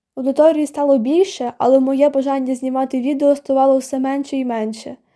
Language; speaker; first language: Ukrainian; non-native, local second language; Russian